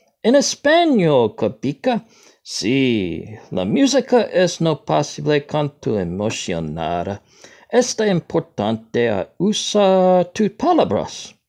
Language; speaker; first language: Spanish; non-native, learner; English